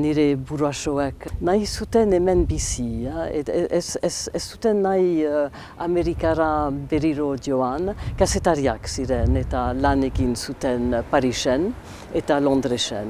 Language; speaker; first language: Basque; non-native, local second language; English